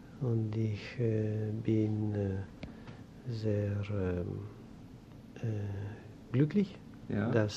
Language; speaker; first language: German; non-native, learner; Greek